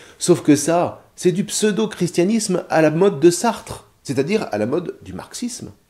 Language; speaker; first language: French; native; French